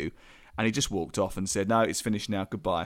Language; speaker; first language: English; native; English